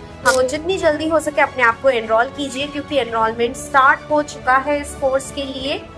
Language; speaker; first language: Hindi; non-native, local second language; Bangla